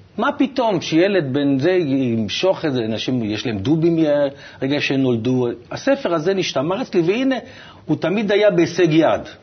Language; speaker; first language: Hebrew; native; Hebrew